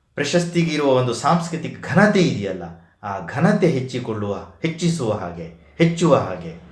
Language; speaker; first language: Kannada; native; Kannada